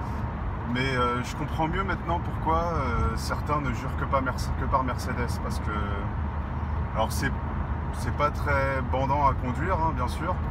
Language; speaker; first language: French; native; French